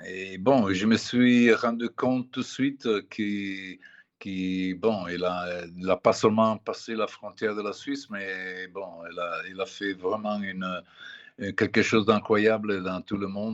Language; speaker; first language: French; non-native, fluent; Italian